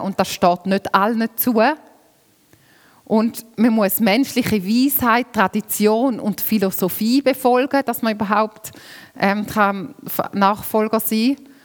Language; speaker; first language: German; native; German